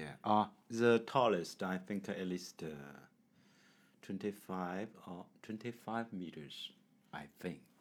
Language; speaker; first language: English; non-native, learner; Chinese